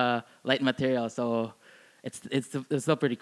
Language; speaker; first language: English; non-native, local second language; Filipino